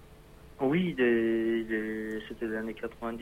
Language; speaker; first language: French; non-native, learner; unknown